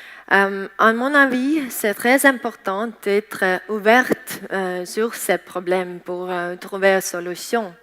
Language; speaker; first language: French; non-native, learner; Estonian